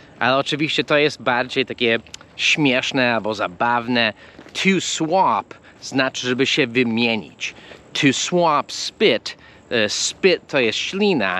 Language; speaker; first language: Polish; non-native, fluent; English